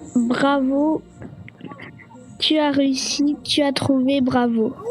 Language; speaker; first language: French; native; French